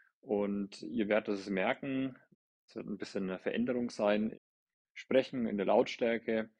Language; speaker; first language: German; native; German